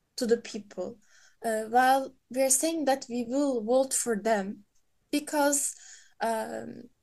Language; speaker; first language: English; non-native, fluent; Turkish